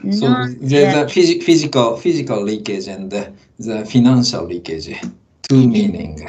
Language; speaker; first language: English; non-native, learner; Japanese